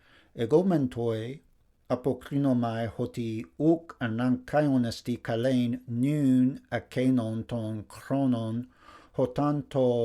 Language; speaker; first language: Greek; non-native, fluent; English